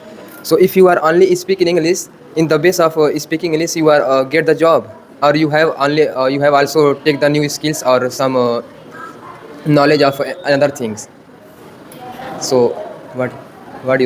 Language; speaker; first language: English; non-native, learner; Hindi